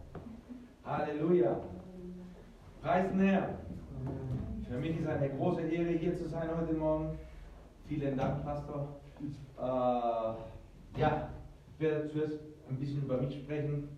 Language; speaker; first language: German; early bilingual, heritage; Spanish